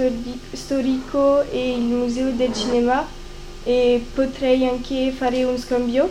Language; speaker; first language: Italian; non-native, learner; French